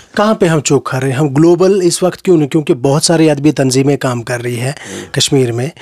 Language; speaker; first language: Hindi; non-native, local second language; Kashmiri